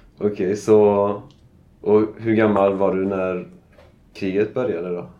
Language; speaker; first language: Swedish; native; Swedish